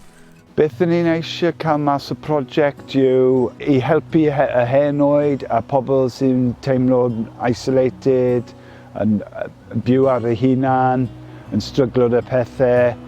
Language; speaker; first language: Welsh; non-native, local second language; English